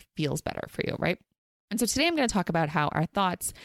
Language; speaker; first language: English; native; English